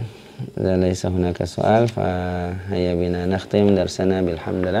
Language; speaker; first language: Arabic; non-native, fluent; Indonesian